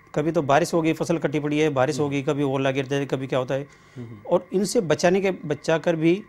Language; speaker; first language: Hindi; native; Hindi